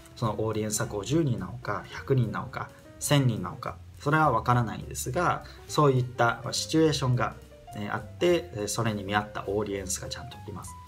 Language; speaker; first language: Japanese; native; Japanese